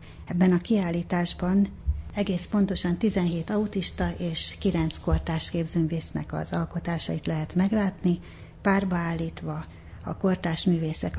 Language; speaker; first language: Hungarian; native; Hungarian